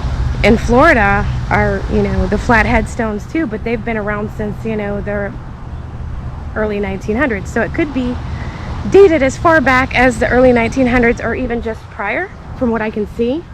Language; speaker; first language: English; native; English